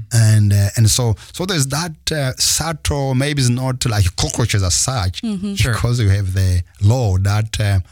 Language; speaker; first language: English; non-native, local second language; Kinyarwanda